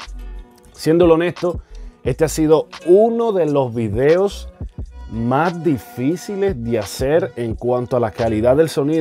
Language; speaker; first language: Spanish; native; Spanish